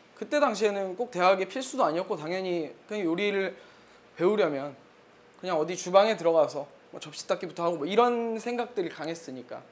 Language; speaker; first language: Korean; native; Korean